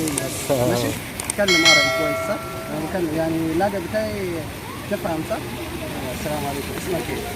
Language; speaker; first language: Arabic; non-native, fluent; Oromo